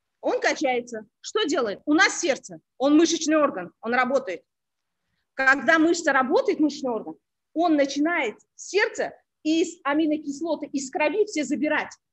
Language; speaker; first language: Russian; non-native, local second language; Uzbek